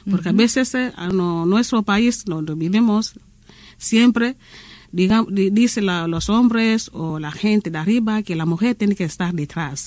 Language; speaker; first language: Spanish; non-native, learner; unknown